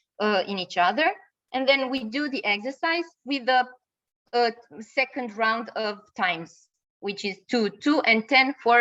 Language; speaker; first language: English; non-native, fluent; Romanian